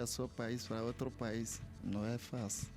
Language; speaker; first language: Portuguese; non-native, learner; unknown